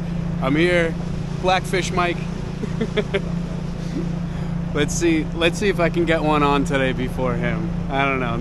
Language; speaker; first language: English; native; English